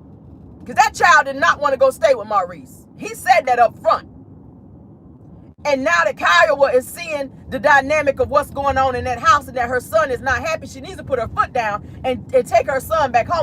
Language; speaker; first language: English; native; English